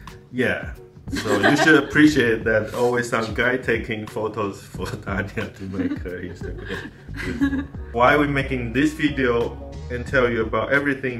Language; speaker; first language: English; non-native, fluent; Chinese